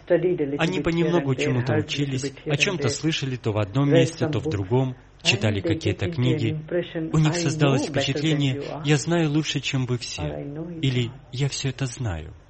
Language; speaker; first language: Russian; native; Russian